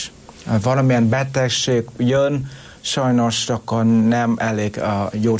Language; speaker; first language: Hungarian; non-native, learner; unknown